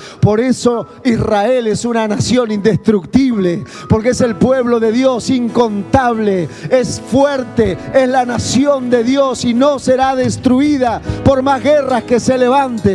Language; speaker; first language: Spanish; native; Spanish